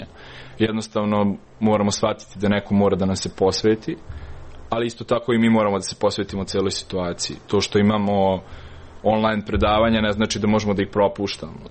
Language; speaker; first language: Serbian; native; Serbian